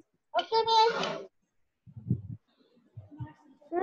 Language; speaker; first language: English; non-native, learner; Bangla